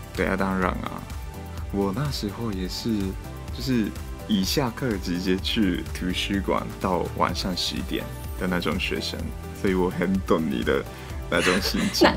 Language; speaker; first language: Chinese; non-native, fluent; Japanese